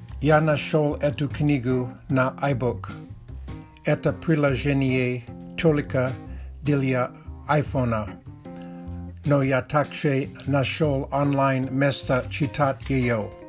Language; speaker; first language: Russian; non-native, learner; Czech